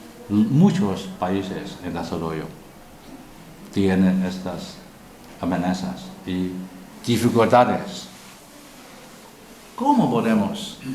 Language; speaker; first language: Spanish; non-native, learner; Chinese